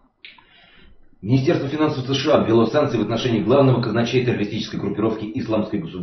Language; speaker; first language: Russian; native; Russian